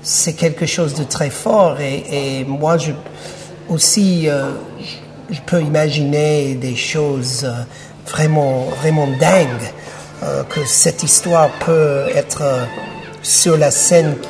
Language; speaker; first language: French; non-native, fluent; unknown